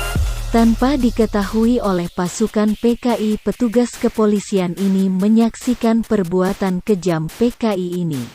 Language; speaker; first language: Indonesian; native; Indonesian